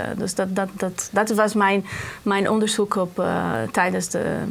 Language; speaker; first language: Dutch; non-native, fluent; Portuguese